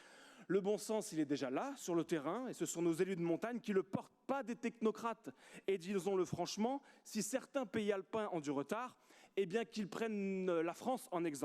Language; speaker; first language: French; native; French